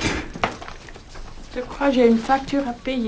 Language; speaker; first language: French; non-native, local second language; Lingala